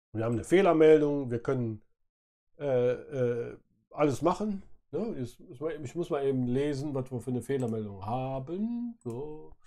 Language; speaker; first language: German; native; German